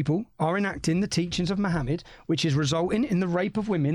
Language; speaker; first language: English; native; English